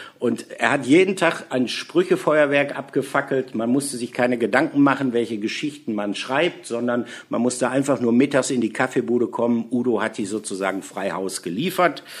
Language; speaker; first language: German; native; German